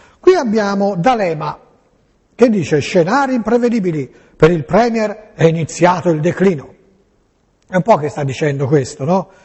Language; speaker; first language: Italian; native; Italian